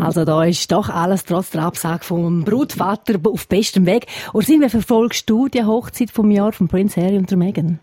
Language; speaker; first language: German; native; German